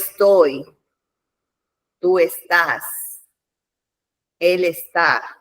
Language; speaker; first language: Spanish; non-native, fluent; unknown